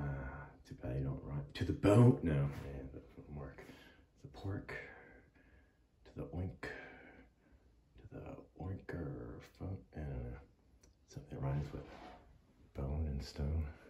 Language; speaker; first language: English; native; English